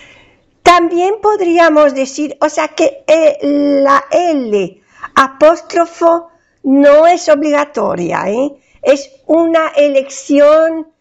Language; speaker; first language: Spanish; non-native, fluent; French